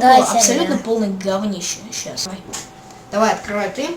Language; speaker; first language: Russian; native; Russian